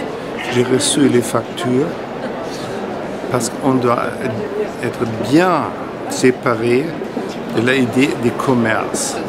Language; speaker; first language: French; non-native, fluent; German